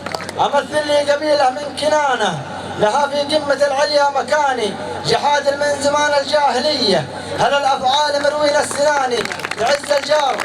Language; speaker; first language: Arabic; native; Arabic